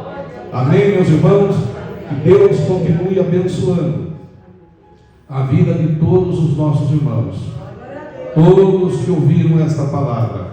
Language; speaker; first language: Portuguese; native; Portuguese